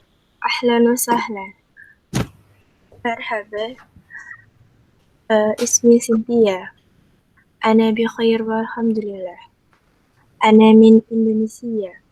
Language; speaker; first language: Arabic; non-native, learner; Indonesian